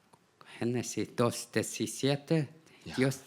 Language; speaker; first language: Spanish; non-native, learner; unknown